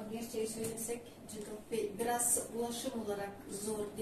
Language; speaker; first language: Turkish; non-native, learner; Turkmen